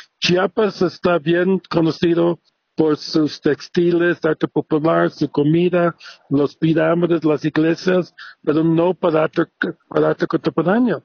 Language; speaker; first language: Spanish; early bilingual, heritage; Spanish